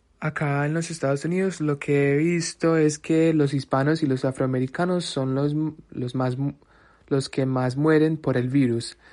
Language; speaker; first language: Spanish; early bilingual, heritage; Spanish